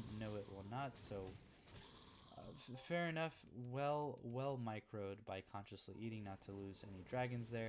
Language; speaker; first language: English; native; English